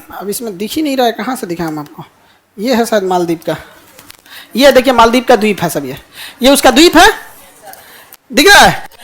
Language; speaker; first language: Hindi; native; Hindi